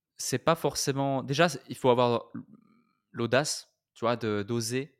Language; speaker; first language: French; native; French